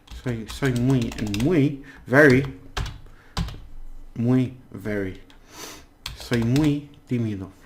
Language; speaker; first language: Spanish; non-native, learner; English